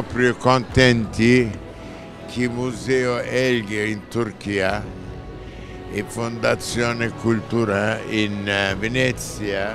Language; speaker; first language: Italian; non-native, learner; Turkish